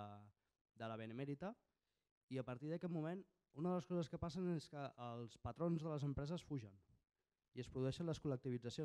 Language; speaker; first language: Catalan; native; Catalan